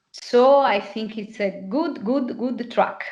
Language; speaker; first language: English; non-native, fluent; Italian